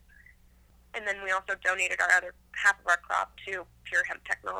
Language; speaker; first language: English; native; English